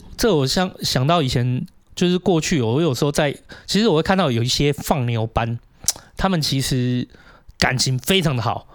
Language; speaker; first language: Chinese; native; Chinese